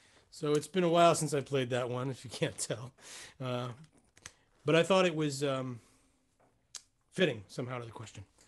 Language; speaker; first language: English; native; English